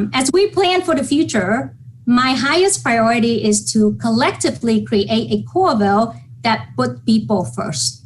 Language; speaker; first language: English; non-native, fluent; Vietnamese